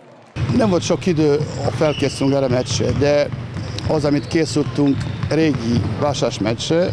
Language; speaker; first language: Hungarian; non-native, learner; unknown